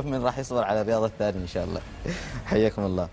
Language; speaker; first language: Arabic; native; Arabic